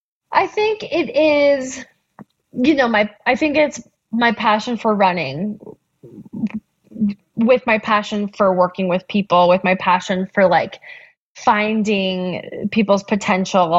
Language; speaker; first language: English; native; English